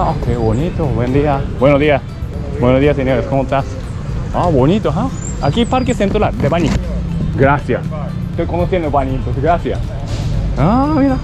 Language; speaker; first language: Spanish; non-native, learner; Japanese